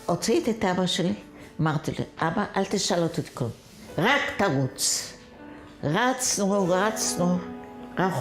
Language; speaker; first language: Hebrew; non-native, fluent; Yiddish